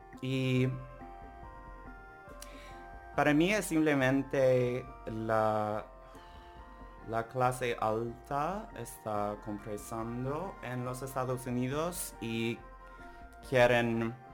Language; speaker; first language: Spanish; non-native, learner; English